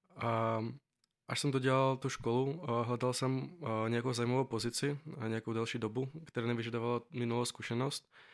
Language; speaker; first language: Czech; non-native, fluent; Azerbaijani